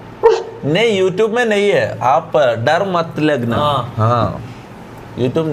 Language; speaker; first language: Hindi; non-native, learner; Malayalam